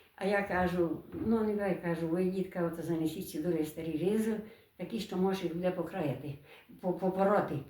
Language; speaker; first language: Ukrainian; native; Ukrainian